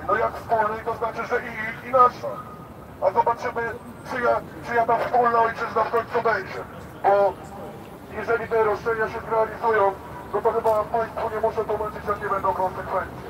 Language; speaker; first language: Polish; native; Polish